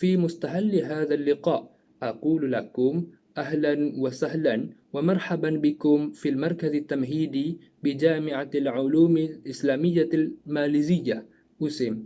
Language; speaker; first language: Arabic; non-native, learner; Malay